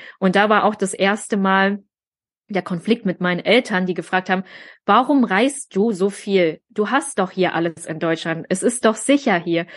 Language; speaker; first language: German; early bilingual, other home language; Vietnamese